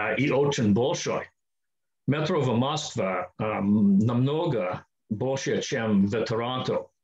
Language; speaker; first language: Russian; non-native, learner; English